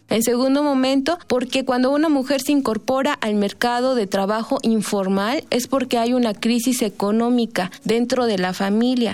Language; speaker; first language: Spanish; native; Spanish